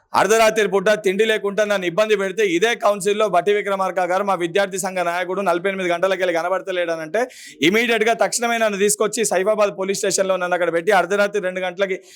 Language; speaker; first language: Telugu; native; Telugu